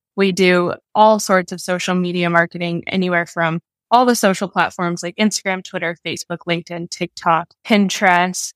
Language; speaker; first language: English; native; English